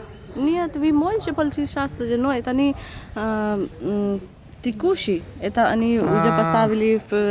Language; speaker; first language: Russian; non-native, learner; Hindi